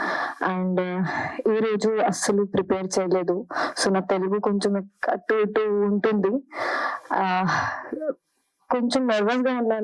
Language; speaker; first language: Telugu; non-native, learner; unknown